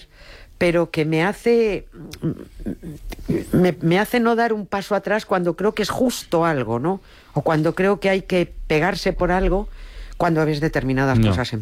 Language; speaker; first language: Spanish; native; Spanish